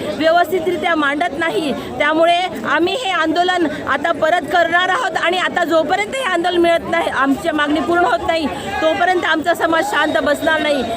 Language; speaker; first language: Marathi; non-native, local second language; Lambadi